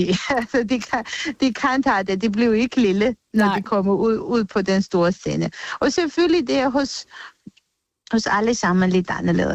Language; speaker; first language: Danish; non-native, fluent; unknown